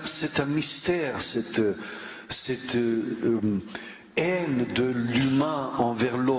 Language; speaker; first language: French; non-native, fluent; Romanian